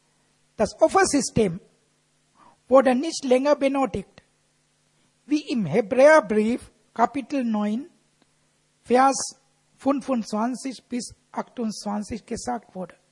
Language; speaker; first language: German; non-native, fluent; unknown